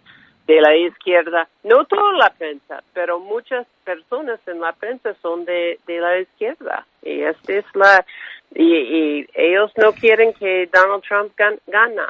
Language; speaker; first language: Spanish; non-native, fluent; English